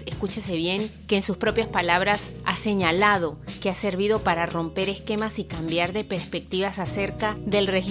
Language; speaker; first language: Spanish; native; Spanish